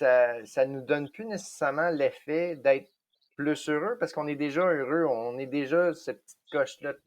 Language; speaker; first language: French; native; French